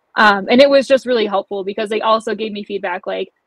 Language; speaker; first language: English; native; English